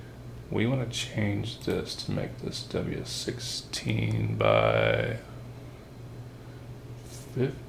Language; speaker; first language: English; native; English